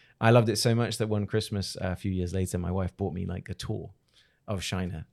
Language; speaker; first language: English; native; English